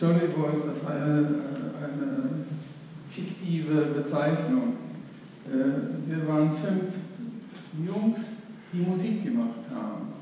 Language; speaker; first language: German; non-native, fluent; Polish